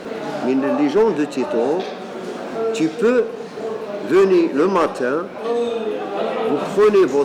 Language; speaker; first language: French; non-native, local second language; Arabic